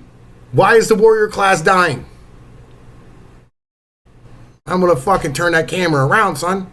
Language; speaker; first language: English; native; English